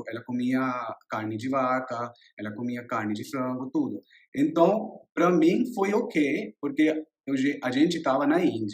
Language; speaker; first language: Portuguese; non-native, learner; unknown